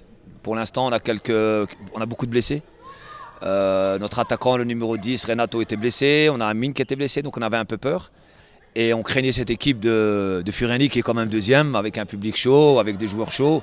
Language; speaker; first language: French; native; French